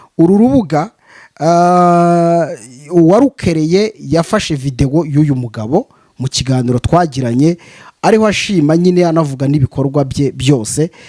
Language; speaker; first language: Kinyarwanda; native; Kinyarwanda